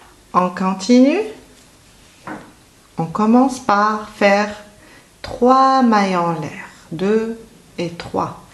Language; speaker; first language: French; native; French